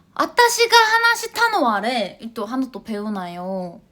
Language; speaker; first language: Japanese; non-native, learner; Korean